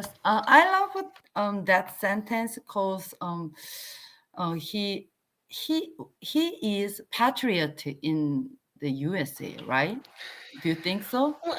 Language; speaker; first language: English; non-native, learner; Korean